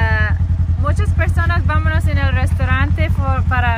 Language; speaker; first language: Spanish; non-native, learner; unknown